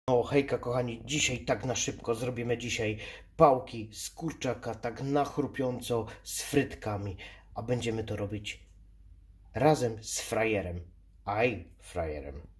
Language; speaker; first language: Polish; native; Polish